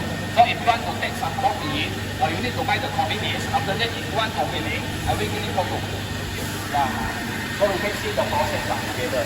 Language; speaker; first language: English; non-native, learner; Indonesian